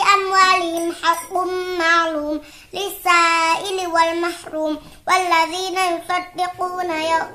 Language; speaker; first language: Arabic; non-native, learner; Indonesian